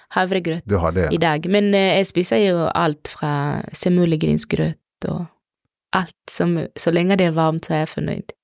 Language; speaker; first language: Norwegian; non-native, fluent; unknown